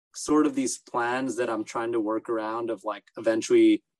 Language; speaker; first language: English; native; English